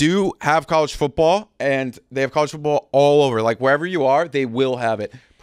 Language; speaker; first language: English; native; English